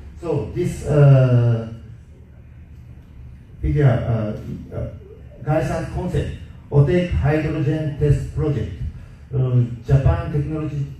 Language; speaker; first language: English; non-native, learner; Japanese